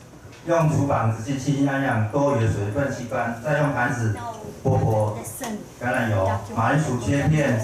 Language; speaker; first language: Chinese; native; Chinese